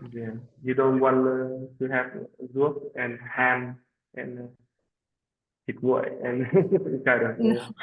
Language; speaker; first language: English; non-native, fluent; Vietnamese